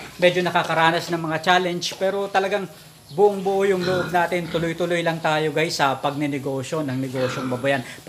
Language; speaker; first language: Filipino; native; Filipino